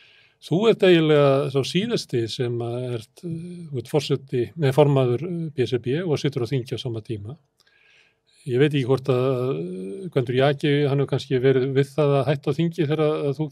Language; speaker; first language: Icelandic; native; Icelandic